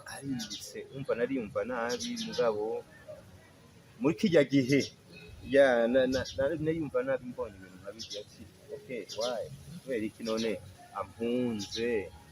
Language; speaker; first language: Rundi; early bilingual, heritage; Rundi